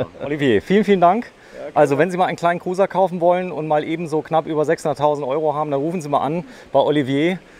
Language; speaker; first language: German; native; German